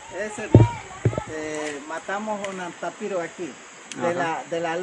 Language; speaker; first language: Spanish; non-native, local second language; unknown